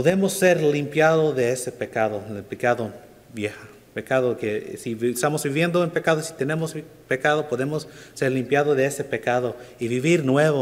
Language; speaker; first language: Spanish; non-native, fluent; English